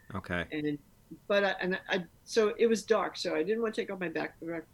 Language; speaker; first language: English; native; English